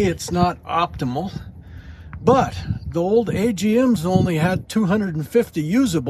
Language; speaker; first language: English; native; English